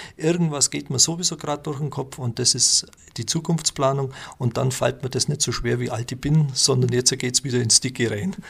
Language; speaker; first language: German; native; German